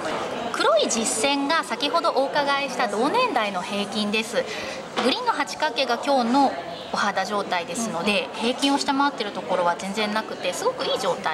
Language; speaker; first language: Japanese; native; Japanese